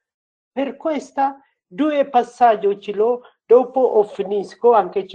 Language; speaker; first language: Italian; non-native, learner; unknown